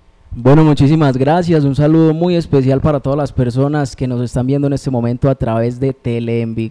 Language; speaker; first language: Spanish; native; Spanish